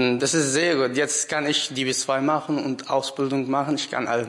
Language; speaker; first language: German; non-native, learner; Arabic